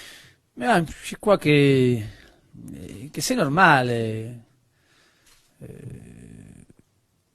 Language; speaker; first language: French; non-native, learner; Spanish